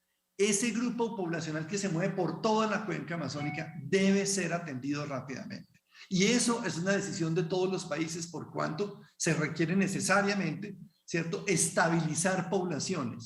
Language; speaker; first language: Spanish; native; Spanish